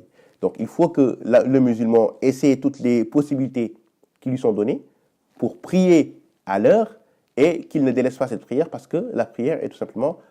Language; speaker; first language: French; native; French